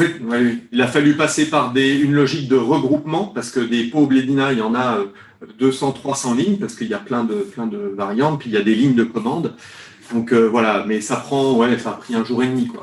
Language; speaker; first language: French; native; French